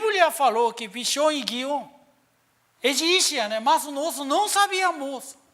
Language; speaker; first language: Portuguese; non-native, learner; Korean